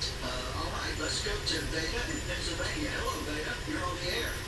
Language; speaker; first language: English; native; English